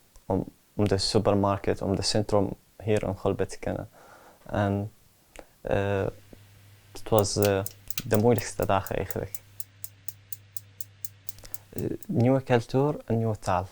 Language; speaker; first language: Dutch; early bilingual, other home language; Arabic